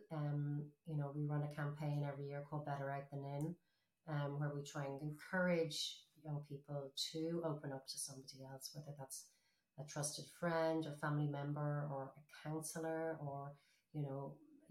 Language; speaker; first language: English; native; English